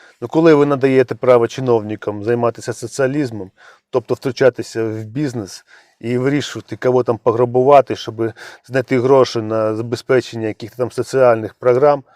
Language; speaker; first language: Ukrainian; native; Ukrainian